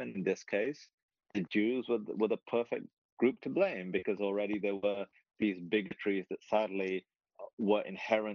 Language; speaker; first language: English; native; English